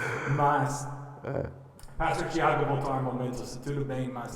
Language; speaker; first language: Portuguese; non-native, learner; English